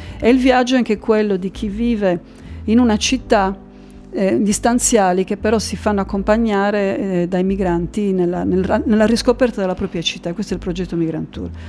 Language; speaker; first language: Italian; native; Italian